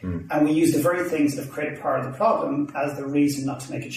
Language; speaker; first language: English; native; English